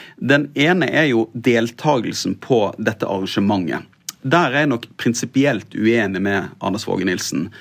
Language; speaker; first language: Norwegian; native; Norwegian